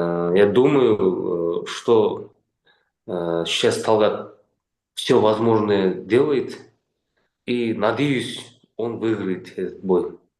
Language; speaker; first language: Russian; non-native, local second language; Kazakh